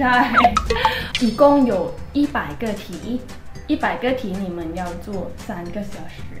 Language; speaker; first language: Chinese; non-native, fluent; Thai